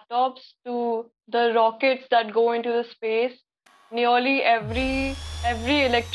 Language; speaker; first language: English; non-native, local second language; Hindi